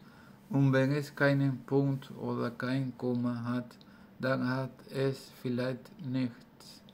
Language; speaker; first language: German; non-native, learner; Spanish